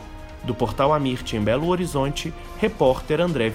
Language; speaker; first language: Portuguese; native; Portuguese